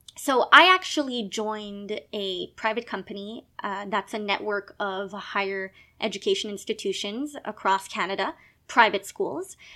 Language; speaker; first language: English; non-native, local second language; French